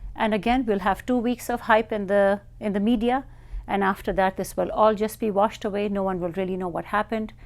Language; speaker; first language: English; non-native, local second language; Urdu